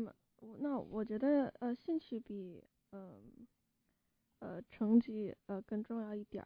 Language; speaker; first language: Chinese; early bilingual, heritage; Chinese